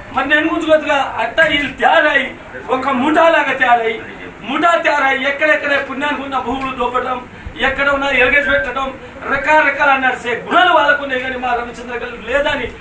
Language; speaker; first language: Telugu; non-native, local second language; Lambadi